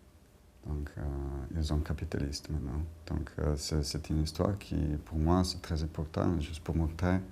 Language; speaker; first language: French; non-native, fluent; Bulgarian